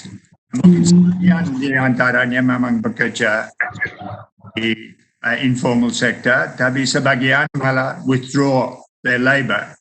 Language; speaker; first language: Indonesian; non-native, fluent; English